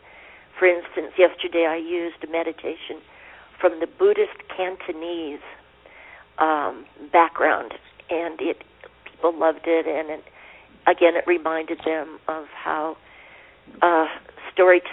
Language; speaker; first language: English; native; English